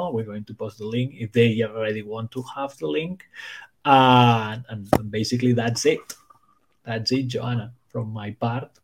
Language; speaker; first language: English; non-native, fluent; Spanish